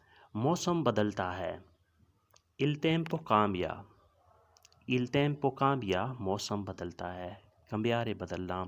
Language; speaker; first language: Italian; non-native, learner; Urdu